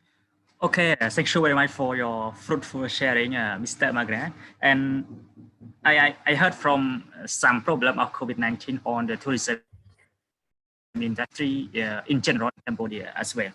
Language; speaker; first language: English; non-native, fluent; Khmer